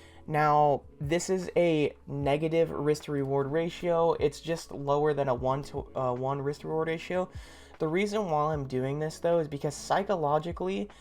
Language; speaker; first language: English; native; English